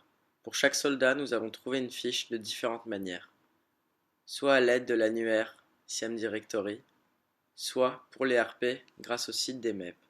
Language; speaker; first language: French; native; French